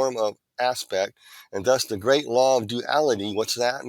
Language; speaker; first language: English; native; English